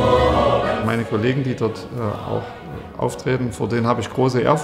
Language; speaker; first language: German; native; German